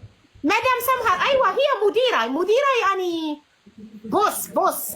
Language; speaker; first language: Arabic; non-native, learner; Amharic